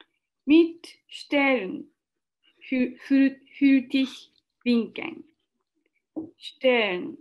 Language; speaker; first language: German; non-native, learner; Japanese